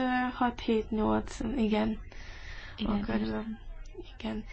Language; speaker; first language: Hungarian; early bilingual, heritage; English